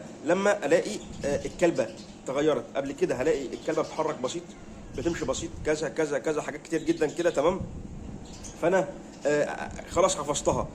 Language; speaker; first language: Arabic; native; Arabic